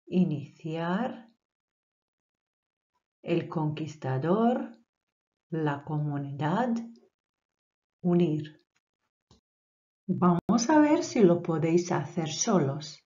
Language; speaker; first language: Spanish; non-native, fluent; Croatian